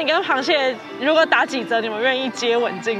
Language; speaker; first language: Chinese; native; Chinese